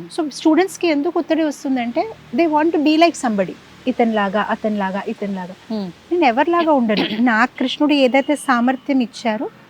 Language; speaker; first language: Telugu; non-native, fluent; Gujarati